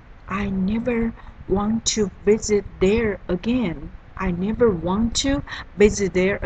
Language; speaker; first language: English; non-native, learner; Chinese